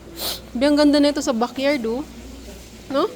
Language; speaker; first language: Filipino; non-native, local second language; Cebuano